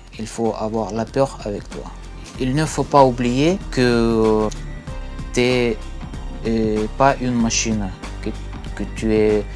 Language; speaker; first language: French; non-native, fluent; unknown